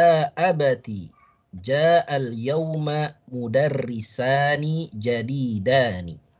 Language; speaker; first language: Arabic; non-native, fluent; Indonesian